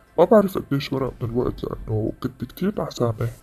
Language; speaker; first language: Arabic; native; Arabic